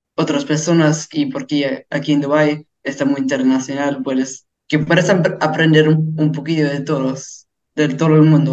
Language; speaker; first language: Spanish; early bilingual, heritage; English